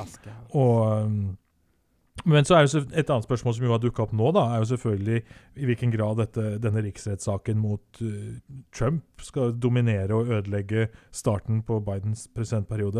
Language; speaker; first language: Norwegian; native; Norwegian